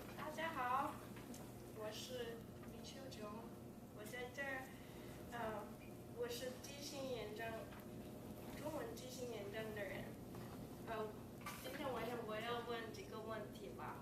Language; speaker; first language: Chinese; non-native, learner; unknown